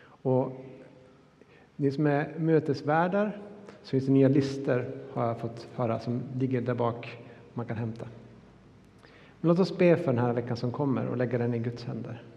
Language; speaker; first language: Swedish; native; Swedish